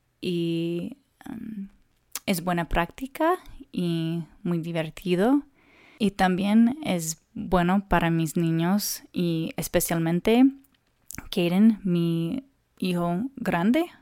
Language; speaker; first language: Spanish; non-native, learner; English